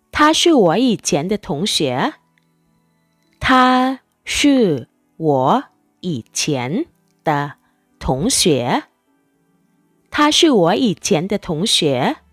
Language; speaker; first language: Chinese; non-native, fluent; Thai